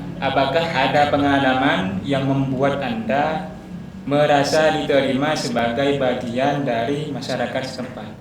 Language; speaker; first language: Indonesian; non-native, local second language; Madurese